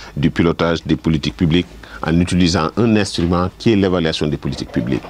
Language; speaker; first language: French; non-native, local second language; Wolof